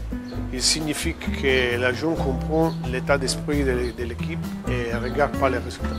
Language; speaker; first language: French; non-native, fluent; Italian